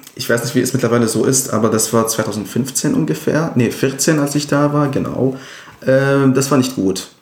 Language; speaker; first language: German; non-native, fluent; Arabic